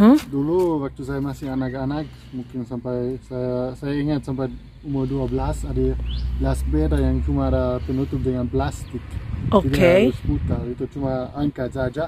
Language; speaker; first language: Indonesian; non-native, learner; German